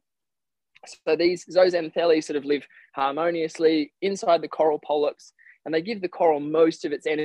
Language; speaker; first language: English; native; English